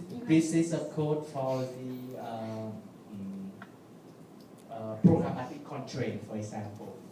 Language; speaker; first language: English; non-native, learner; Vietnamese